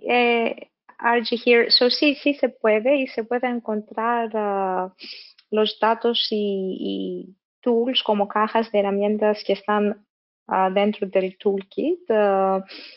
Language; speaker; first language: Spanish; non-native, fluent; English